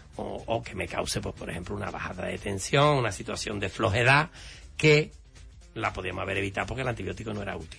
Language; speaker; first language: Spanish; native; Spanish